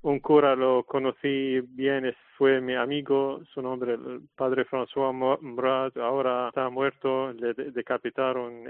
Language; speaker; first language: Spanish; non-native, learner; Arabic